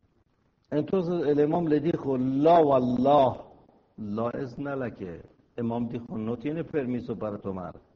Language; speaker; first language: Spanish; non-native, fluent; Persian